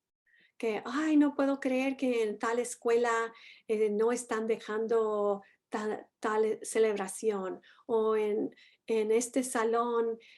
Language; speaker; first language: Spanish; non-native, fluent; English